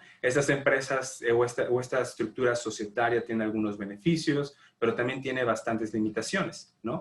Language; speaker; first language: Spanish; native; Spanish